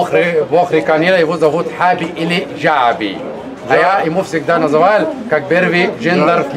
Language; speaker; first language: Russian; non-native, fluent; Arabic